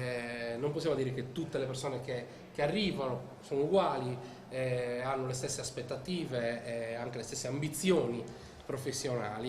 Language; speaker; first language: Italian; native; Italian